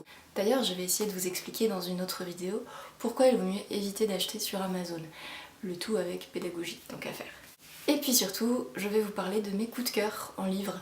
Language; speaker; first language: French; native; French